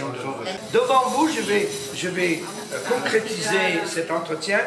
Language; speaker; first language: French; native; French